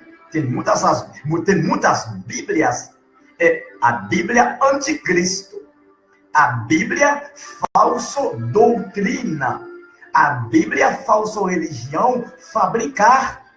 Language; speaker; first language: Portuguese; non-native, learner; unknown